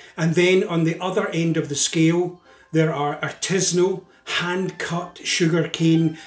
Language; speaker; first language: English; native; English